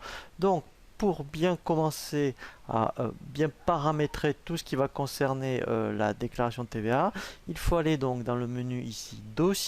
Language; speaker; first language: French; native; French